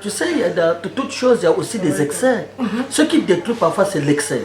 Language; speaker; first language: French; non-native, local second language; Lingala